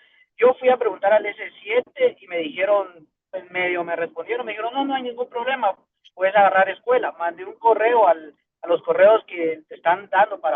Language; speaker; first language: Spanish; native; Spanish